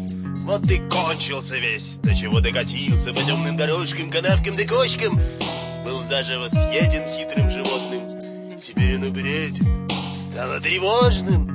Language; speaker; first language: Russian; native; Russian